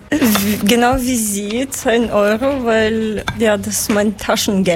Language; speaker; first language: German; non-native, learner; Ukrainian